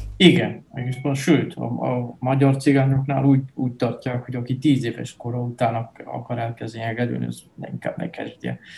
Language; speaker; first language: Hungarian; non-native, fluent; Dutch